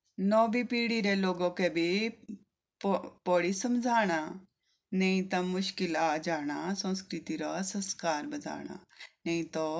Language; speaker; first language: Hindi; native; Hindi